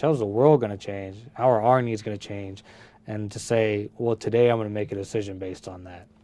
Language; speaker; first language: English; early bilingual, other home language; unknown